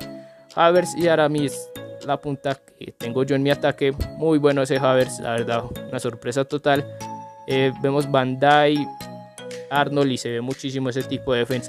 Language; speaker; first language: Spanish; native; Spanish